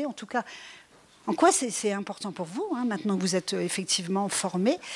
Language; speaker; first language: French; native; French